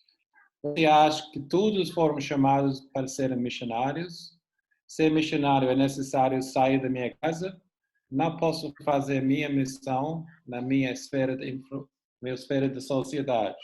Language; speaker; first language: Portuguese; non-native, fluent; English